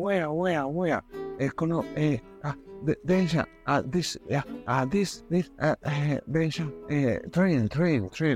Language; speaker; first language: Japanese; non-native, learner; Spanish